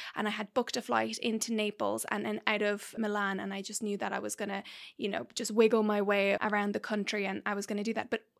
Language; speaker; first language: English; native; English